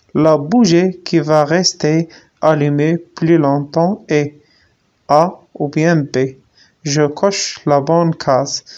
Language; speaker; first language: French; non-native, local second language; Arabic